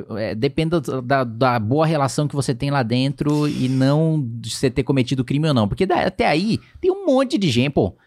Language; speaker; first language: Portuguese; native; Portuguese